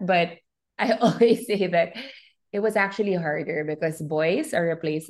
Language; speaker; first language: English; non-native, local second language; Filipino